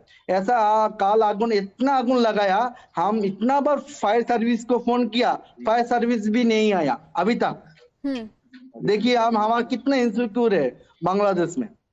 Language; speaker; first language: Hindi; non-native, learner; Bangla